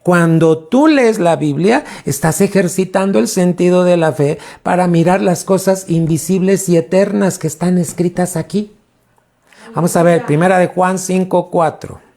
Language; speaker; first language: Spanish; native; Spanish